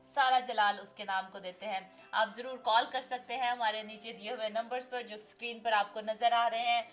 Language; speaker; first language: Urdu; non-native, local second language; Punjabi